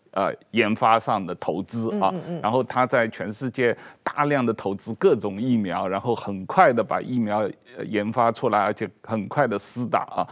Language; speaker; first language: Chinese; native; Chinese